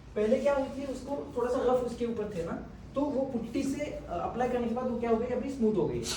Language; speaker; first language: Hindi; non-native, local second language; Marathi